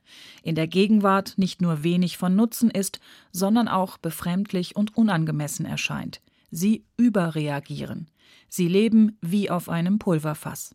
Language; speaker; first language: German; native; German